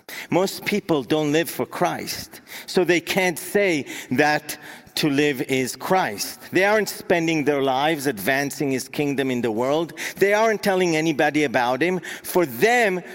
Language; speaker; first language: English; non-native, fluent; Hebrew